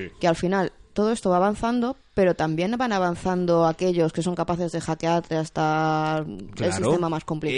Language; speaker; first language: Spanish; native; Spanish